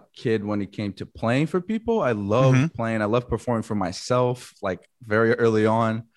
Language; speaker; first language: English; non-native, fluent; Portuguese